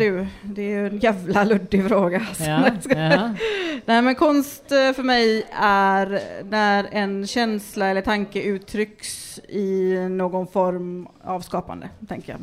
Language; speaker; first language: Swedish; native; Swedish